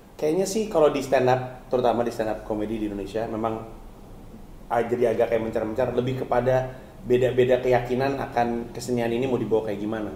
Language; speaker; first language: Indonesian; native; Indonesian